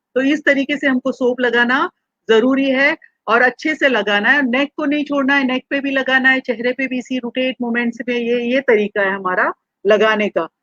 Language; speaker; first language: Hindi; non-native, local second language; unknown